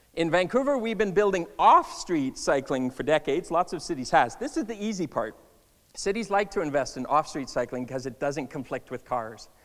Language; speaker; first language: English; native; English